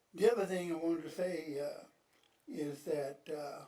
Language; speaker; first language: English; native; English